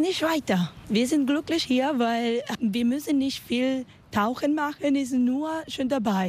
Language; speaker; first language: German; non-native, learner; Spanish